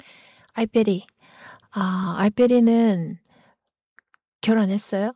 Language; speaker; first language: Korean; non-native, fluent; Kyrgyz